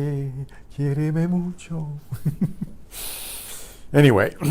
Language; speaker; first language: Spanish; non-native, fluent; English